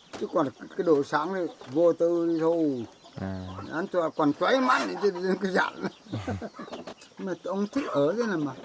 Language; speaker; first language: Vietnamese; native; Vietnamese